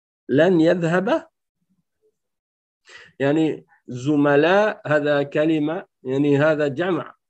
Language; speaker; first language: Arabic; non-native, fluent; French